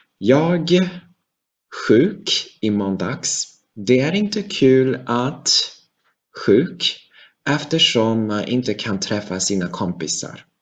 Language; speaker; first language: Swedish; non-native, fluent; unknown